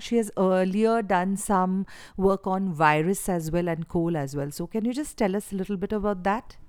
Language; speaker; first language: English; non-native, local second language; Marathi